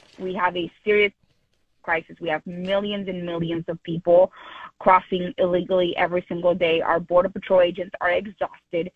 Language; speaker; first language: English; early bilingual, other home language; Spanish